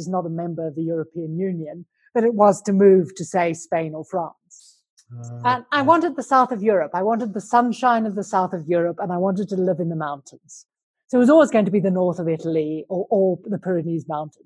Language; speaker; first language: English; native; English